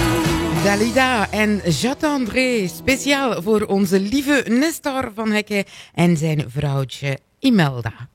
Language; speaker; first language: Dutch; native; Dutch